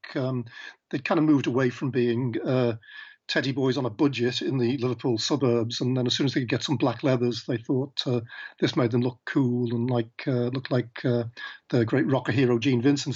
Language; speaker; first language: English; native; English